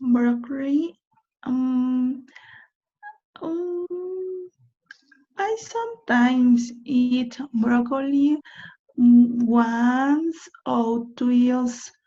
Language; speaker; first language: English; non-native, learner; Spanish